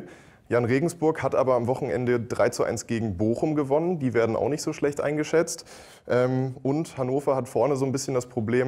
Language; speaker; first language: German; native; German